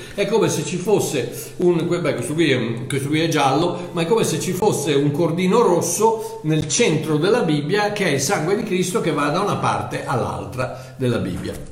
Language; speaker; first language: Italian; native; Italian